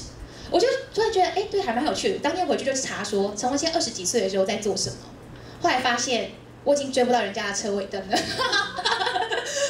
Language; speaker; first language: Chinese; native; Chinese